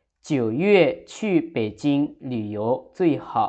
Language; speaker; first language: Chinese; non-native, fluent; Lao